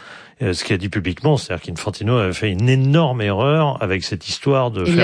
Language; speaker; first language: French; native; French